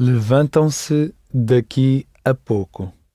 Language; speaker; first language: Portuguese; non-native, learner; English